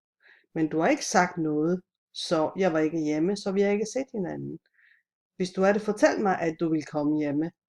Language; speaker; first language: Danish; non-native, fluent; Italian